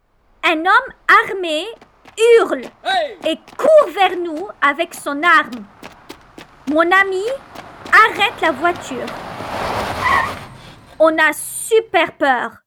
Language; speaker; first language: French; non-native, local second language; Arabic